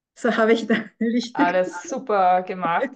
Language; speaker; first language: German; non-native, fluent; Japanese